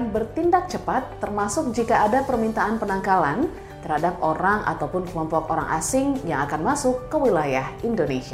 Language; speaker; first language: Indonesian; native; Indonesian